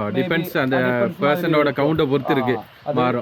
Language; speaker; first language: Tamil; native; Tamil